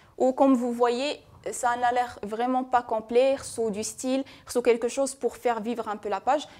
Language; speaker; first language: French; non-native, local second language; Arabic